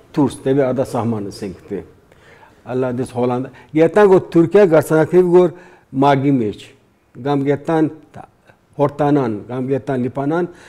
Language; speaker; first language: Armenian; early bilingual, heritage; Armenian